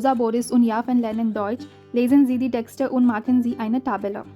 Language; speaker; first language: German; non-native, learner; Hindi